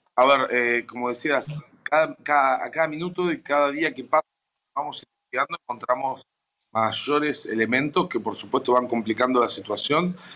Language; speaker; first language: Spanish; native; Spanish